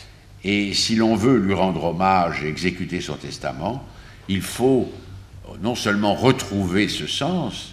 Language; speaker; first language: French; native; French